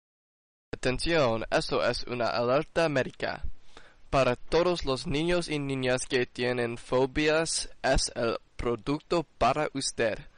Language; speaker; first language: Spanish; non-native, learner; English